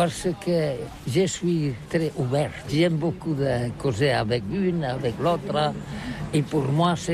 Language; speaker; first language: French; non-native, learner; Catalan